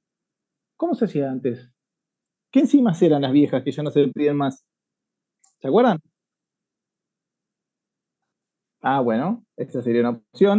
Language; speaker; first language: Spanish; native; Spanish